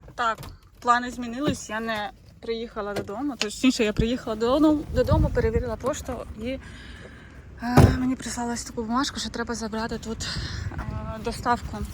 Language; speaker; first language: Ukrainian; native; Ukrainian